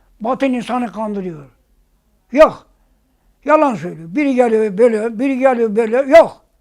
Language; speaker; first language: Turkish; non-native, local second language; Zaza